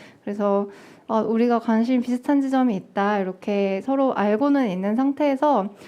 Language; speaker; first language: Korean; native; Korean